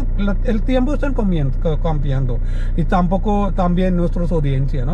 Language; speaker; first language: Spanish; non-native, learner; Malayalam